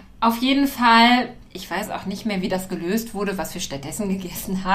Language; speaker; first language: German; native; German